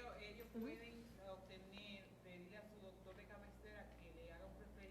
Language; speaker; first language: Spanish; native; Spanish